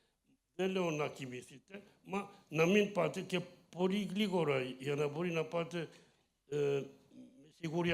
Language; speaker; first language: Greek; early bilingual, heritage; Greek